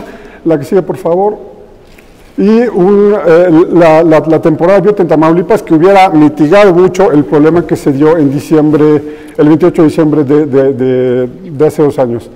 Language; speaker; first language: Spanish; native; Spanish